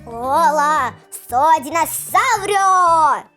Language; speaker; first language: Spanish; non-native, learner; Russian